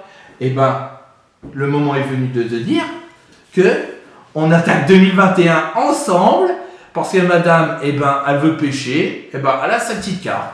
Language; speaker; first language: French; native; French